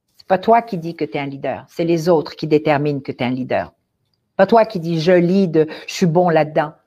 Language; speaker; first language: French; non-native, local second language; Arabic